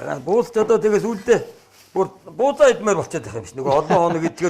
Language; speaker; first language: Mongolian; native; Mongolian